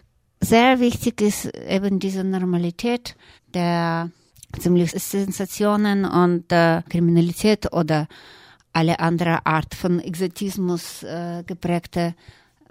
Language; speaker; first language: German; non-native, fluent; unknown